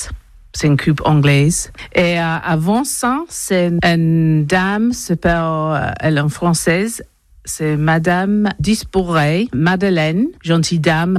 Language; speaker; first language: French; non-native, learner; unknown